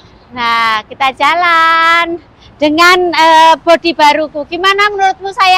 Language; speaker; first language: Indonesian; native; Indonesian